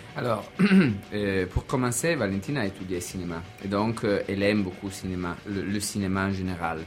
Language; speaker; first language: French; non-native, learner; Italian